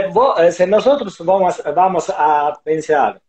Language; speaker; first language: Spanish; non-native, learner; Italian